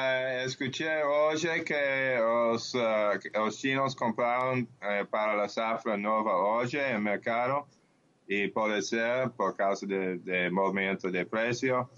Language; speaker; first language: Portuguese; non-native, learner; English